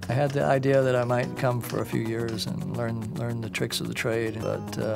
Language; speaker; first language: English; native; English